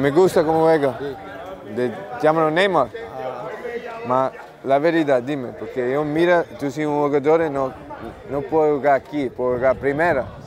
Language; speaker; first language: Spanish; non-native, learner; English